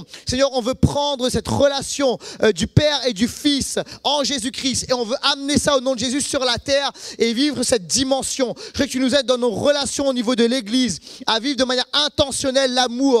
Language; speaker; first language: French; native; French